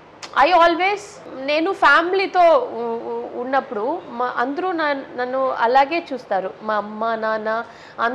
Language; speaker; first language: Telugu; non-native, local second language; Tamil